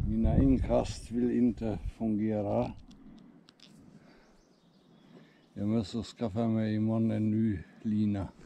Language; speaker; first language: Swedish; non-native, fluent; German